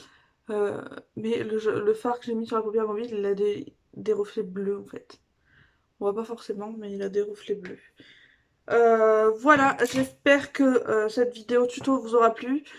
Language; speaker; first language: French; native; French